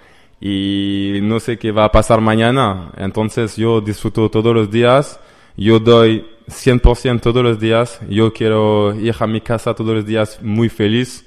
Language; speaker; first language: Spanish; non-native, learner; French